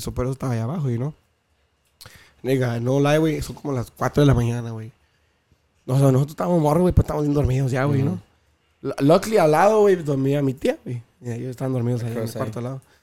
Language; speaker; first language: Spanish; early bilingual, heritage; Spanish